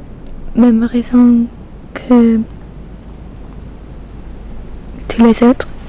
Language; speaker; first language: French; non-native, learner; English